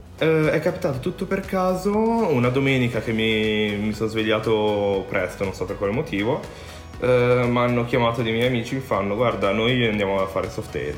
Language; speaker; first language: Italian; early bilingual, other home language; Romanian